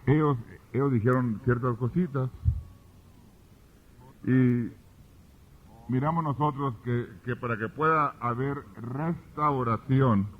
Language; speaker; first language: Spanish; early bilingual, heritage; Spanish